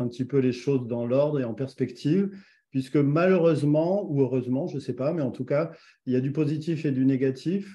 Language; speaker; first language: French; native; French